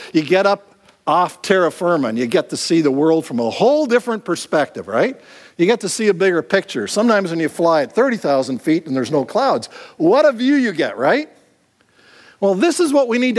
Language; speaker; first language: English; native; English